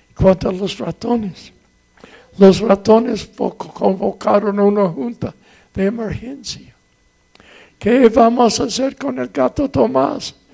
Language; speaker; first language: Spanish; non-native, fluent; English